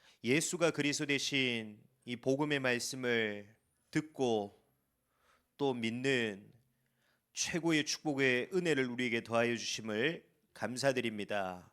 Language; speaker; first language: Korean; native; Korean